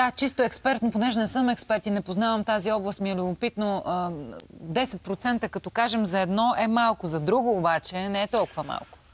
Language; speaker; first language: Bulgarian; native; Bulgarian